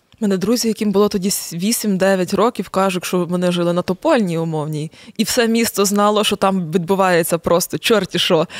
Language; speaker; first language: Ukrainian; native; Ukrainian